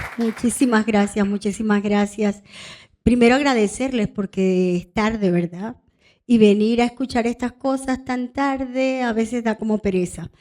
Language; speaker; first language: Spanish; non-native, local second language; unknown